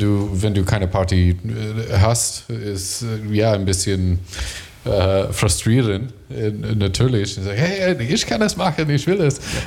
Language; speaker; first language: German; non-native, learner; English